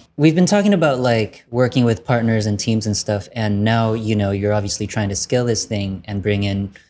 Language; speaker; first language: English; early bilingual, other home language; Vietnamese